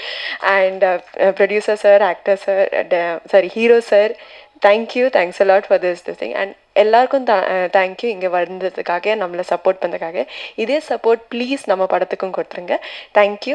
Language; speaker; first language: Tamil; non-native, learner; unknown